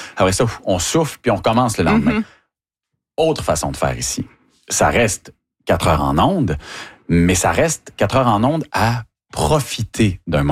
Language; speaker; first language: French; native; French